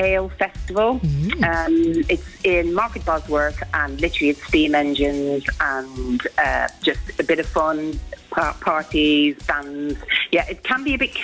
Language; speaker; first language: English; native; English